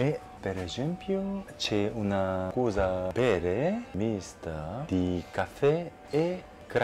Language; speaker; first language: Italian; non-native, learner; Korean